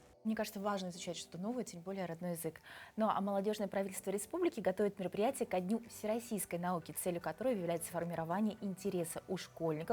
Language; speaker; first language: Russian; native; Russian